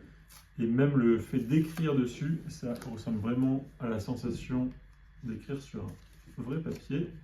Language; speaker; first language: French; native; French